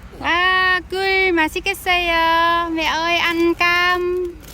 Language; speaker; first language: Korean; non-native, learner; Vietnamese